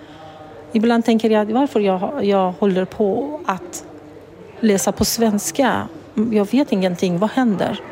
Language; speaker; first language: Swedish; non-native, learner; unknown